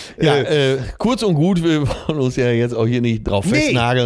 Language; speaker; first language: German; native; German